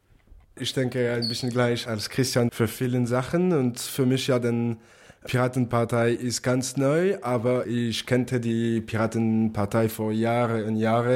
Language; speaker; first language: German; non-native, local second language; French